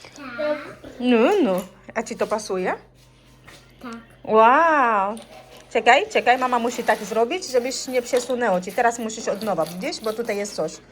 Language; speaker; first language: Polish; non-native, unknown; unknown